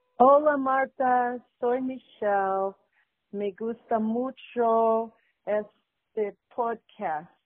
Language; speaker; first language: Spanish; non-native, learner; English